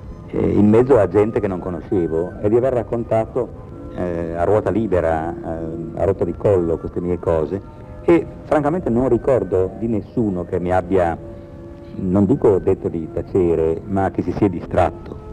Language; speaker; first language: Italian; native; Italian